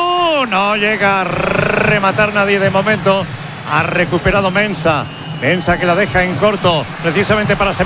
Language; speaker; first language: Spanish; native; Spanish